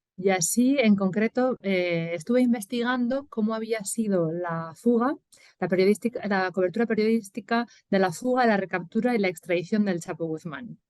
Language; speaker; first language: Spanish; native; Spanish